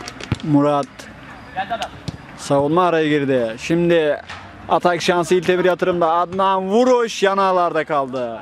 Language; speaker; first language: Turkish; native; Turkish